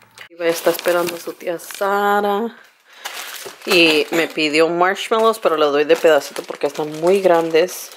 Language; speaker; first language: Spanish; early bilingual, heritage; Spanish